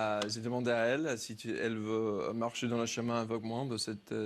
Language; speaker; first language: French; non-native, learner; English